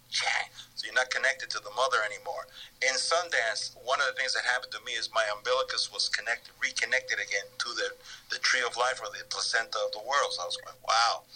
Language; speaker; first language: English; early bilingual, other home language; Spanish